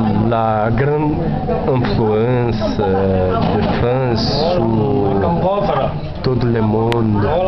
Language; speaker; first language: French; non-native, learner; Portuguese